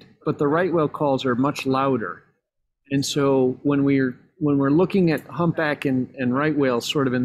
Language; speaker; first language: English; native; English